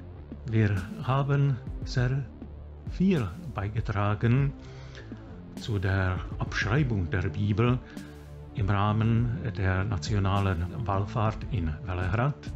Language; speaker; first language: German; non-native, fluent; Czech